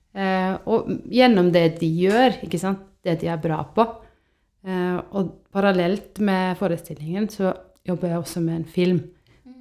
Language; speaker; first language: Norwegian; non-native, fluent; Estonian